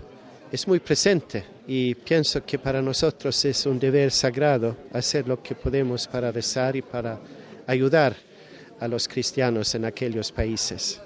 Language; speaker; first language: Spanish; non-native, fluent; Swedish